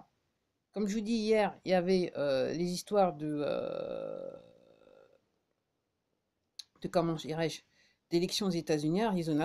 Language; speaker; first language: French; native; French